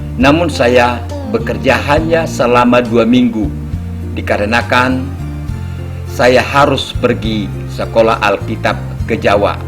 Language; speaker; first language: Indonesian; non-native, local second language; Batak Toba